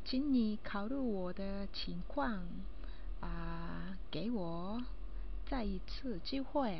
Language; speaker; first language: Chinese; non-native, learner; Japanese